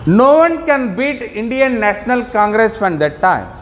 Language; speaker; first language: English; non-native, local second language; Kannada